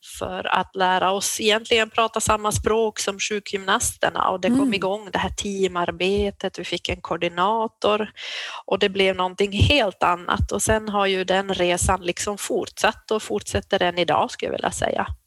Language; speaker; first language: Swedish; native; Swedish